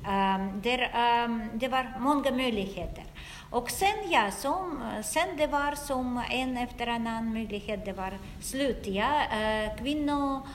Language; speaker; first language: Swedish; non-native, fluent; Russian